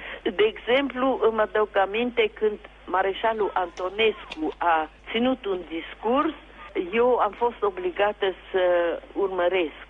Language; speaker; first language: Romanian; non-native, local second language; German